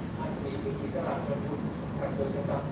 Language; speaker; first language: Vietnamese; native; Vietnamese